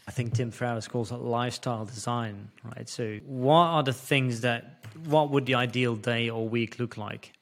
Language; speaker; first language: English; non-native, fluent; Dutch